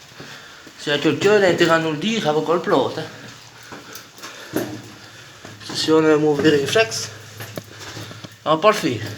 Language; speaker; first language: French; native; French